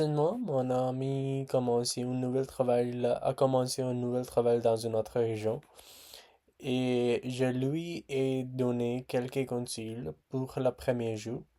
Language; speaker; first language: French; non-native, learner; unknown